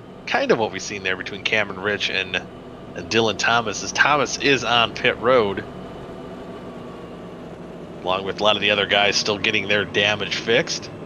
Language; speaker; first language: English; native; English